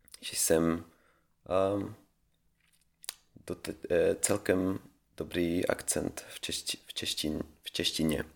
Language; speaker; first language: Czech; non-native, learner; Swedish